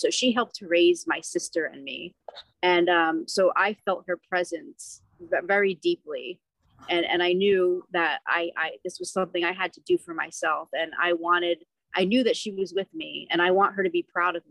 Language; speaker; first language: English; native; English